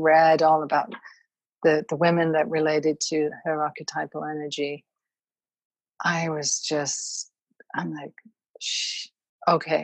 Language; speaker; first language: English; native; English